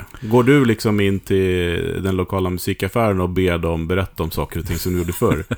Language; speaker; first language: Swedish; native; Swedish